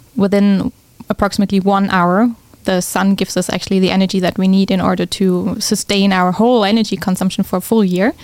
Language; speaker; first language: English; non-native, fluent; German